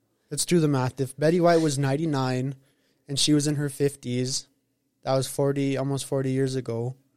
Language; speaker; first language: English; native; English